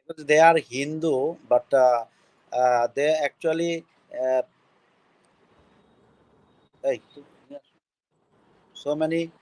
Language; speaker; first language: English; non-native, learner; Bangla